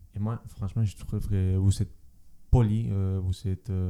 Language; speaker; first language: French; non-native, learner; Spanish